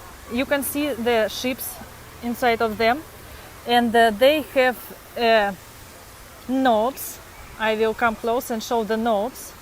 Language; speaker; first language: English; non-native, fluent; Russian